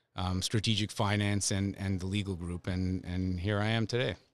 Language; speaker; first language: English; native; English